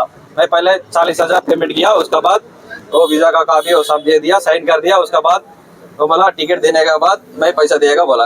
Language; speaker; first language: Hindi; non-native, local second language; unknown